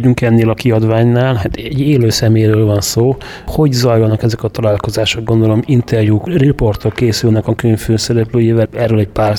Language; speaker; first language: Hungarian; native; Hungarian